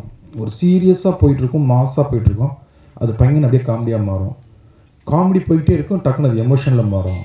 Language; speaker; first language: Tamil; native; Tamil